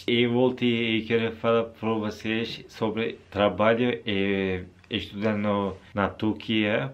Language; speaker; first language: Portuguese; non-native, learner; Turkish